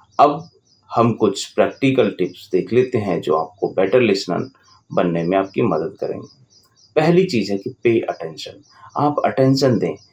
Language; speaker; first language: Hindi; native; Hindi